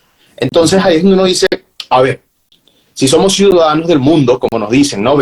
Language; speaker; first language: Spanish; native; Spanish